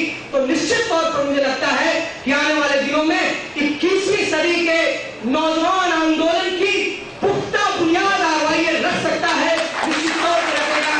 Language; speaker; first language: Hindi; native; Hindi